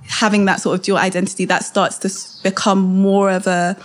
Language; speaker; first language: English; native; English